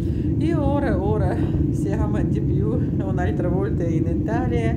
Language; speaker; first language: Italian; non-native, learner; Russian